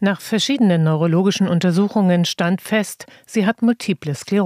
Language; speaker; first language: German; native; German